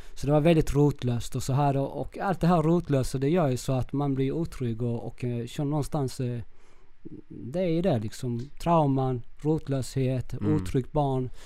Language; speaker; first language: Swedish; early bilingual, other home language; Spanish